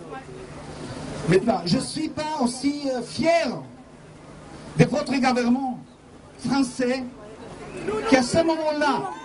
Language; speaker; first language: French; non-native, fluent; Hebrew